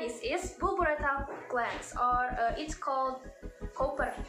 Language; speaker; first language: English; non-native, fluent; Indonesian